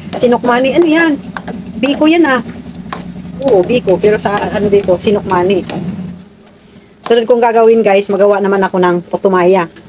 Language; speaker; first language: Filipino; non-native, local second language; Cebuano